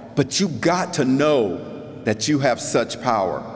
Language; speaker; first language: English; native; English